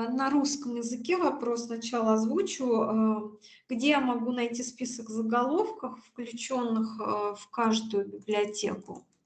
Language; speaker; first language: Russian; native; Russian